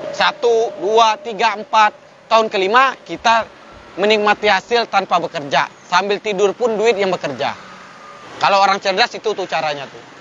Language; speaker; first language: Indonesian; non-native, local second language; Minangkabau